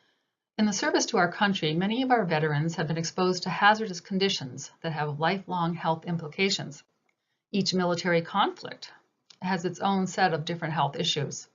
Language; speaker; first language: English; native; English